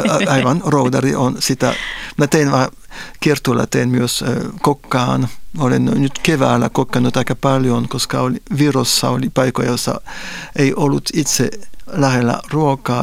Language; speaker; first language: Finnish; non-native, fluent; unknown